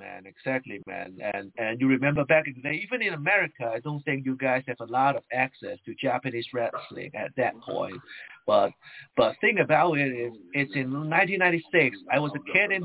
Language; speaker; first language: English; non-native, local second language; Chinese